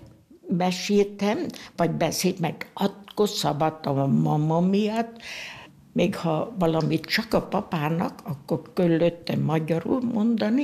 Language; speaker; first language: Hungarian; non-native, local second language; German